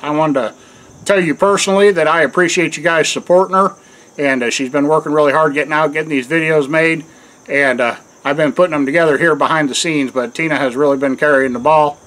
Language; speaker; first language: English; native; English